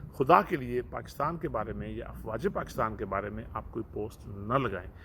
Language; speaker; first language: Urdu; non-native, local second language; Punjabi